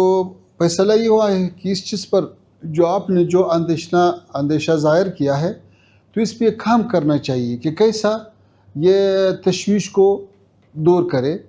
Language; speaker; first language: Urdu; non-native, fluent; Pashto